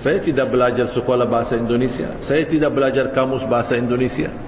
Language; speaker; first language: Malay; non-native, fluent; Arabic